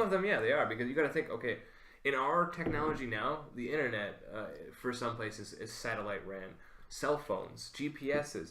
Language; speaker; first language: English; native; English